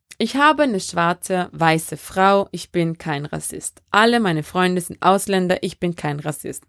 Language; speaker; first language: German; early bilingual, other home language; French